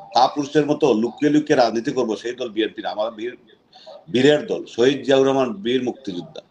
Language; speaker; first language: Bangla; native; Bangla